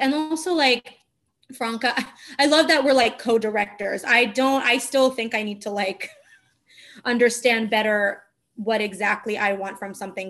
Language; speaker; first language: English; non-native, fluent; Italian